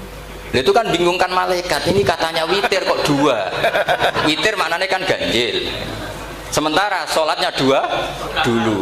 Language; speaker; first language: Indonesian; non-native, local second language; Javanese